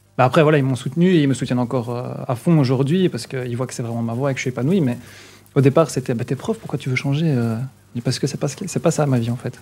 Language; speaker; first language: French; native; French